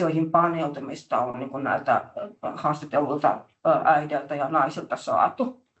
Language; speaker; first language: Finnish; native; Finnish